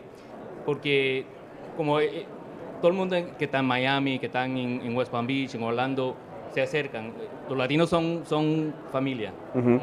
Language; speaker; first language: Spanish; early bilingual, heritage; Spanish